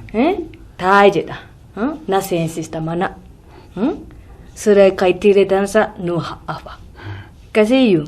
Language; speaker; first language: Oromo; non-native, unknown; Japanese